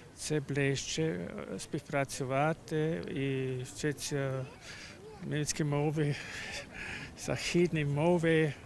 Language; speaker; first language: Ukrainian; non-native, learner; German